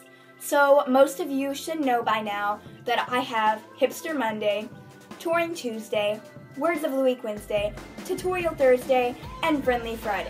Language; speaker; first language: English; native; English